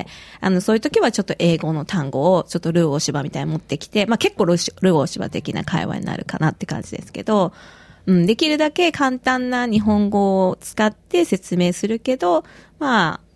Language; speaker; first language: Japanese; native; Japanese